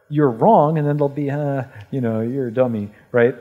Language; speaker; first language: English; native; English